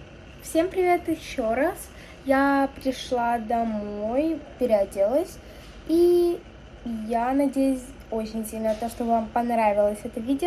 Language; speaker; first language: Russian; early bilingual, heritage; Russian